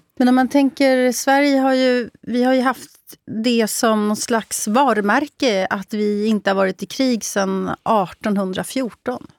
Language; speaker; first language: Swedish; native; Swedish